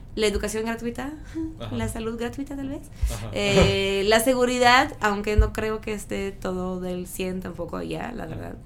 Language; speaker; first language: Spanish; non-native, fluent; French